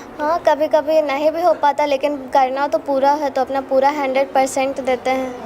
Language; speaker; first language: Hindi; native; Hindi